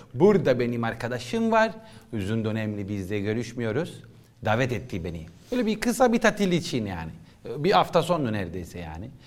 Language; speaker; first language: Turkish; non-native, learner; Italian